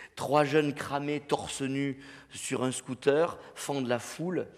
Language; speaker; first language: French; native; French